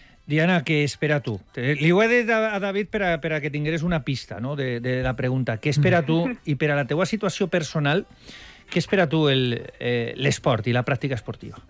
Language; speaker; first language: Catalan; native; Catalan